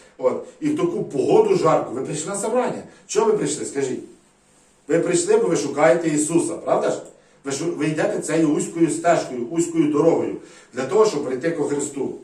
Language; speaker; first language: Ukrainian; native; Ukrainian